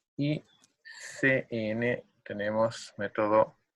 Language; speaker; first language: Spanish; native; Spanish